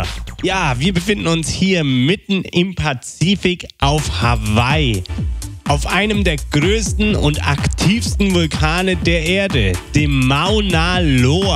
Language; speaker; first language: German; native; German